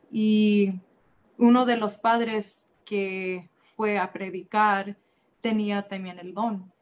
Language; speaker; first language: Spanish; early bilingual, heritage; Spanish